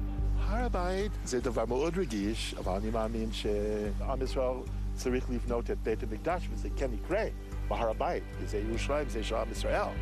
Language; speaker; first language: Hebrew; non-native, fluent; English